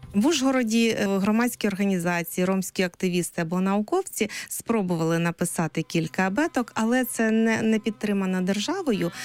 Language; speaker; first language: Ukrainian; native; Ukrainian